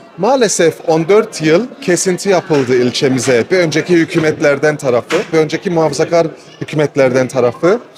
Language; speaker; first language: Turkish; early bilingual, other home language; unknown